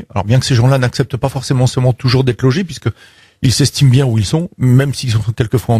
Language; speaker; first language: French; native; French